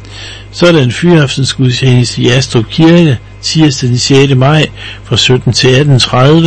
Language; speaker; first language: Danish; native; Danish